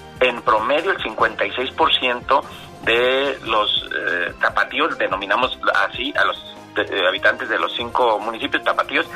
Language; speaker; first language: Spanish; native; Spanish